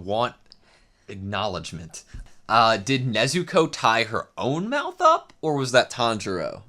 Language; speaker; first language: English; native; English